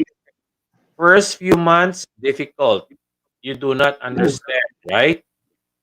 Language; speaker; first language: English; non-native, local second language; Filipino